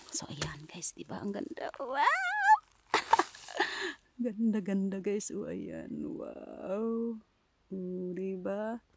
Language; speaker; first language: Filipino; non-native, local second language; Cebuano